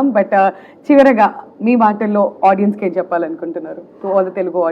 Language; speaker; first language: Telugu; native; Telugu